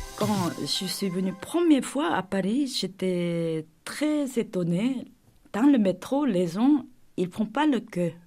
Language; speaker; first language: French; non-native, fluent; Korean